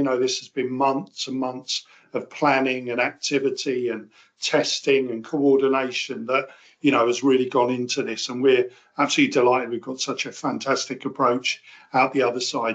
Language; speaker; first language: English; native; English